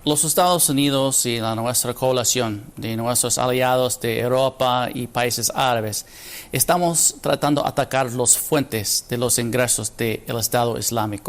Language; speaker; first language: Spanish; non-native, fluent; English